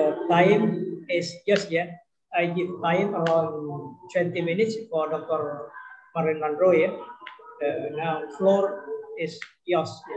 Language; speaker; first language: English; non-native, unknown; Indonesian